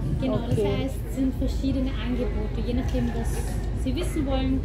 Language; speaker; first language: German; native; German